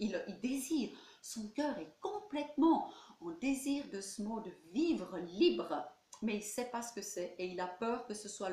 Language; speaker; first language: French; native; French